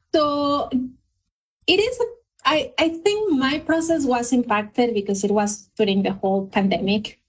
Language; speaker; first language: English; non-native, fluent; Spanish